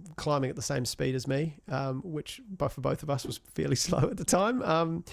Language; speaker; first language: English; native; English